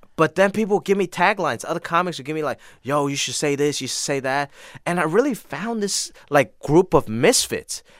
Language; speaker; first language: English; non-native, local second language; Cantonese